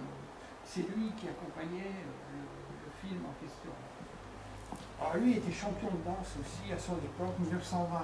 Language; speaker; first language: French; native; French